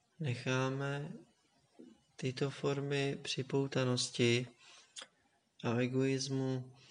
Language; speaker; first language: Czech; native; Czech